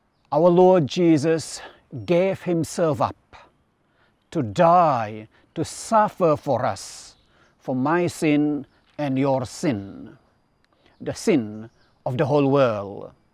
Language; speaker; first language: English; non-native, local second language; Iban